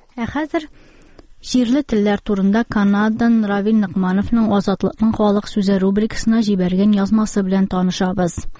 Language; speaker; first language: Tatar; native; Tatar